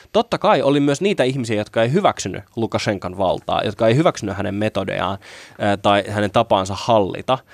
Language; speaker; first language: Finnish; native; Finnish